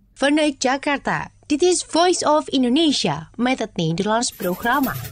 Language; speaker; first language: Dutch; non-native, fluent; Indonesian